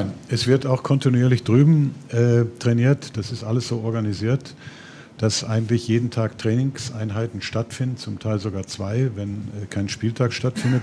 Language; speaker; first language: German; native; German